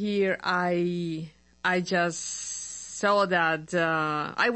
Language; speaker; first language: English; non-native, fluent; Spanish